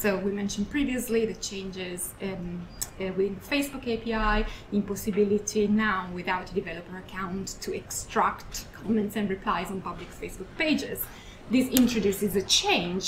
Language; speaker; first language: English; non-native, fluent; Italian